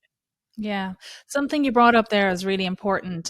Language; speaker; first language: English; native; English